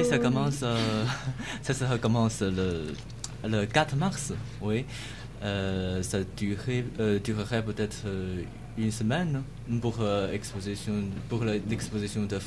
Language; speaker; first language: French; non-native, learner; Chinese